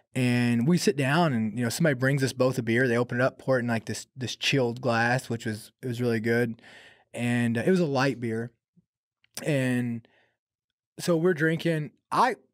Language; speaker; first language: English; native; English